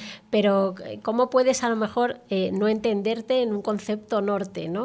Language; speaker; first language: Spanish; native; Spanish